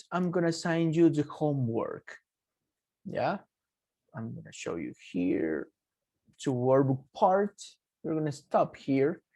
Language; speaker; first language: English; non-native, fluent; Spanish